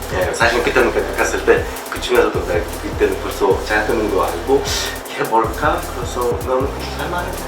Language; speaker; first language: Korean; non-native, fluent; Lithuanian